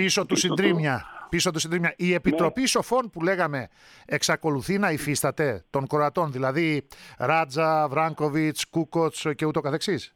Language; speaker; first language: Greek; native; Greek